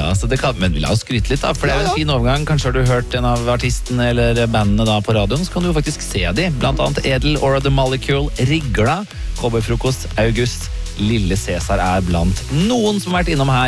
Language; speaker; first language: Norwegian; native; Norwegian